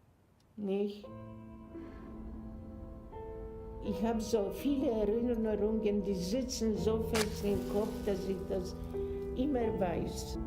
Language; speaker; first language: German; non-native, fluent; Polish